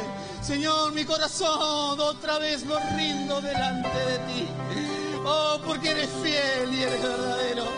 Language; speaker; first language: Spanish; native; Spanish